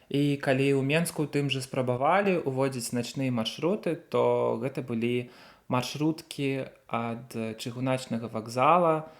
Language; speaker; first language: Belarusian; native; Belarusian